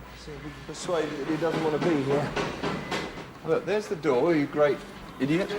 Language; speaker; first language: English; native; English